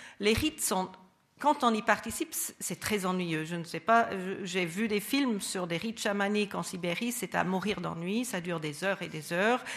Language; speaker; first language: French; non-native, fluent; English